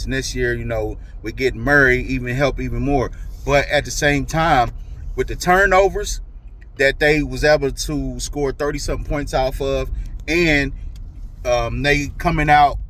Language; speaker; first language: English; native; English